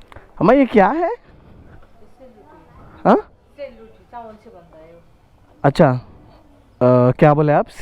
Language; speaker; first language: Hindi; non-native, local second language; Telugu